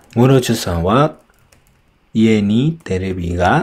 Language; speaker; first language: Japanese; non-native, learner; English